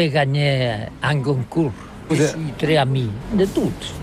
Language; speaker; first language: French; non-native, learner; Catalan